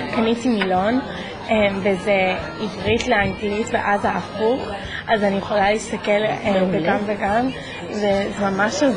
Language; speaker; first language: Hebrew; non-native, learner; English